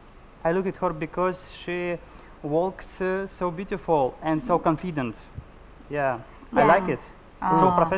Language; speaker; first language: English; non-native, learner; Russian